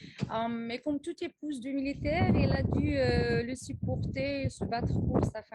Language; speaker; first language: French; non-native, local second language; Arabic